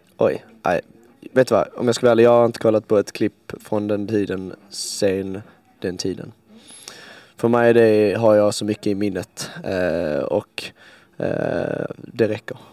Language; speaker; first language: Swedish; native; Swedish